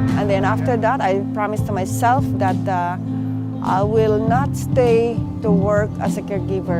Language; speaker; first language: English; non-native, fluent; Filipino